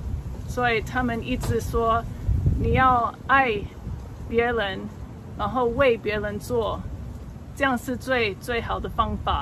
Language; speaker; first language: Chinese; early bilingual, other home language; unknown